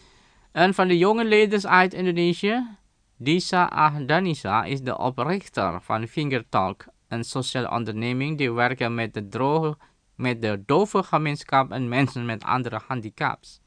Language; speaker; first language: Dutch; non-native, fluent; Indonesian